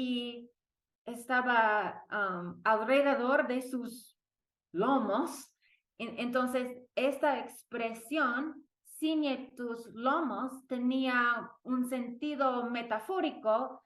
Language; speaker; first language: Spanish; non-native, fluent; English